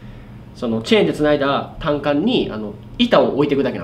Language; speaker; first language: Japanese; native; Japanese